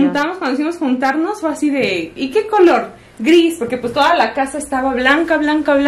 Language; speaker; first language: Spanish; native; Spanish